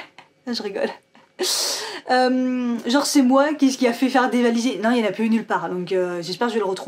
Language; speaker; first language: French; native; French